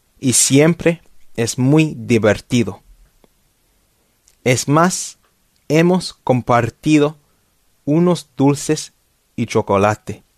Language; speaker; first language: Spanish; non-native, fluent; English